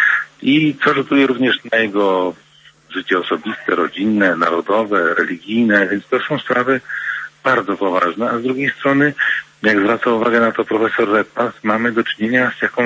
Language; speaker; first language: Polish; native; Polish